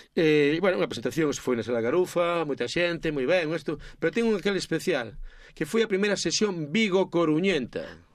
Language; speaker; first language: Galician; native; Galician